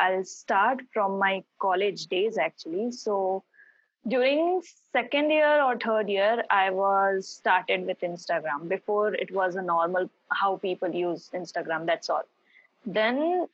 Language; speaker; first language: English; non-native, local second language; Hindi